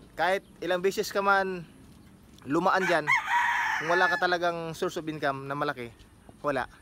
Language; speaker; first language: Filipino; non-native, local second language; Cebuano